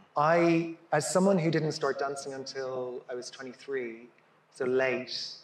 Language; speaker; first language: English; native; English